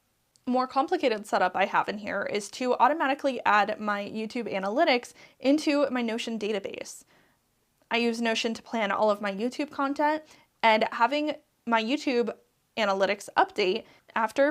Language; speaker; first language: English; native; English